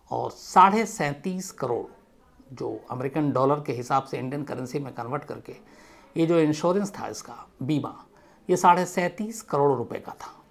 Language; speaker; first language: Hindi; native; Hindi